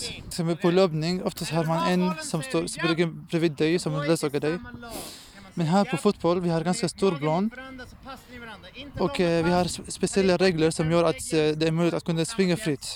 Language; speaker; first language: Swedish; non-native, fluent; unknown